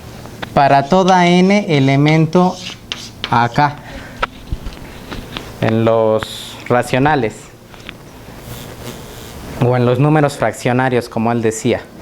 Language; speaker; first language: Spanish; native; Spanish